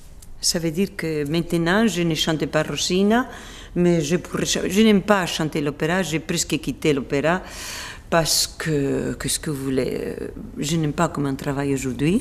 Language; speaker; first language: French; non-native, fluent; Spanish